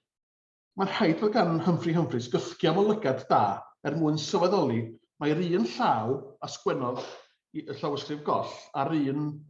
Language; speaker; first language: Welsh; native; Welsh